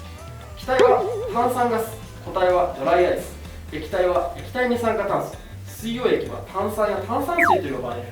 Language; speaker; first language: Japanese; native; Japanese